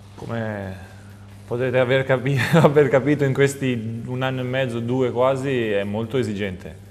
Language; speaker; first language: Italian; non-native, fluent; Albanian